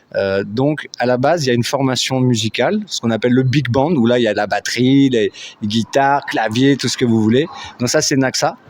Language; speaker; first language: French; native; French